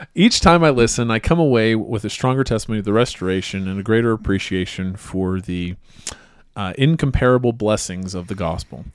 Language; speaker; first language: English; native; English